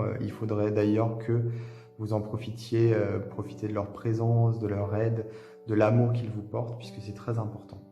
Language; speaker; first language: French; native; French